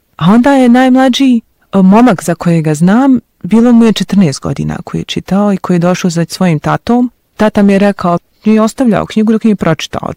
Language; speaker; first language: Bosnian; native; Bosnian